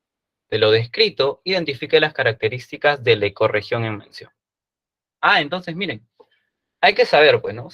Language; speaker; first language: Spanish; native; Spanish